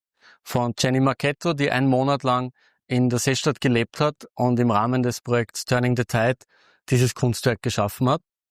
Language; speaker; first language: German; native; German